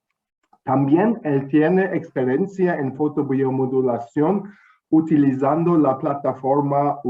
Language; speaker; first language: Spanish; non-native, fluent; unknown